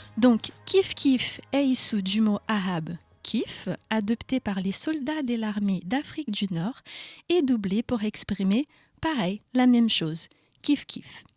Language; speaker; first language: French; non-native, fluent; Portuguese